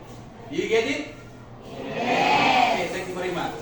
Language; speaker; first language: English; non-native, learner; Indonesian